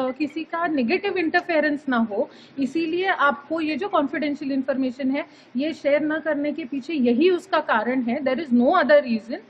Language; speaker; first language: Hindi; non-native, local second language; Marathi